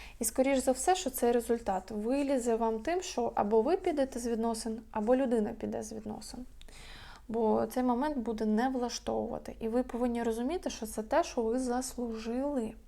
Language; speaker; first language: Ukrainian; non-native, local second language; Russian